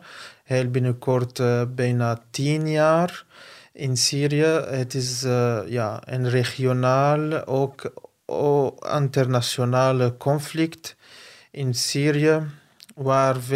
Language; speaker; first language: Dutch; non-native, fluent; Arabic